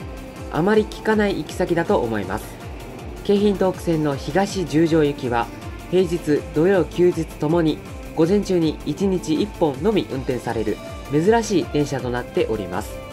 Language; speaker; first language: Japanese; native; Japanese